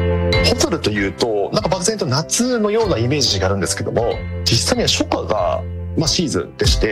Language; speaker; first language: Japanese; native; Japanese